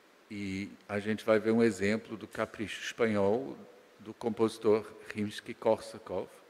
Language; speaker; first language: Portuguese; native; Portuguese